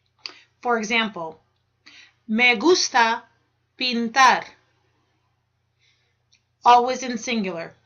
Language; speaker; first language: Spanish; non-native, fluent; English